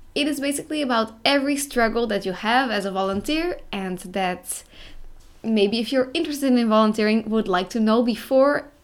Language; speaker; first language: English; non-native, fluent; Dutch